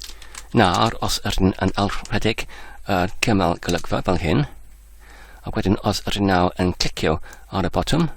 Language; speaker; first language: Welsh; non-native, learner; English